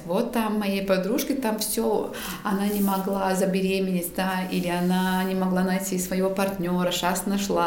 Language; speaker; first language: Russian; non-native, local second language; Latvian